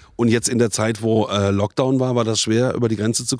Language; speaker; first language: German; native; German